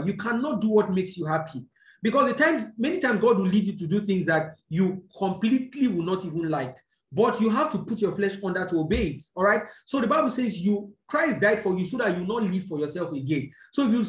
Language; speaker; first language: English; non-native, local second language; Yoruba